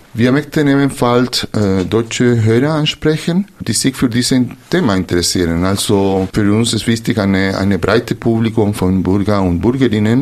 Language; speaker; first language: German; non-native, fluent; Spanish